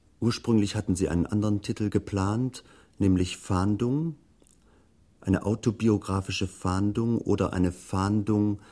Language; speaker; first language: German; native; German